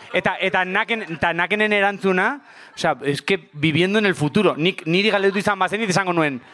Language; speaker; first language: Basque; non-native, local second language; Spanish